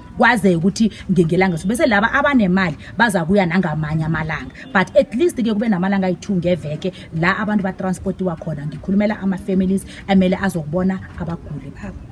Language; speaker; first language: Zulu; non-native, local second language; South Ndebele